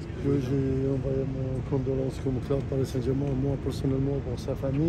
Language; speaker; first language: French; non-native, learner; Arabic